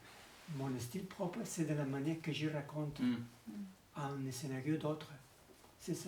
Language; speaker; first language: French; non-native, learner; Spanish